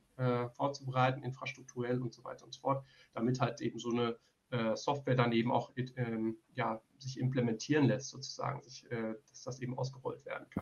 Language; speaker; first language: German; native; German